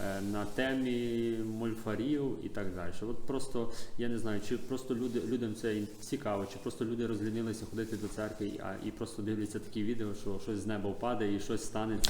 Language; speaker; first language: Ukrainian; native; Ukrainian